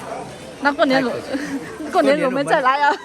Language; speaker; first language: Chinese; non-native, fluent; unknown